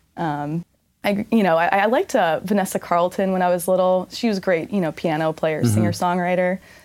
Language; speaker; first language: English; native; English